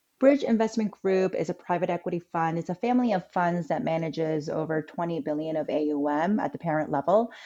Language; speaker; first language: English; early bilingual, other home language; Korean